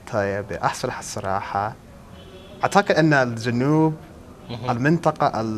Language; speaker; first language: Arabic; non-native, fluent; English